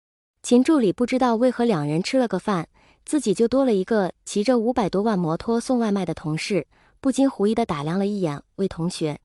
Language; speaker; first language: Chinese; native; Chinese